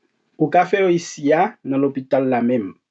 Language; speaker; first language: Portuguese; non-native, fluent; Haitian Creole